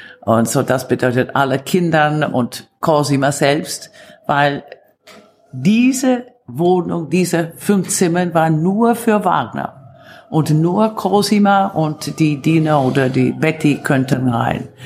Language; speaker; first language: German; non-native, fluent; Italian